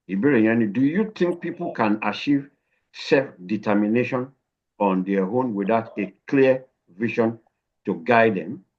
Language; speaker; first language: English; non-native, local second language; Yoruba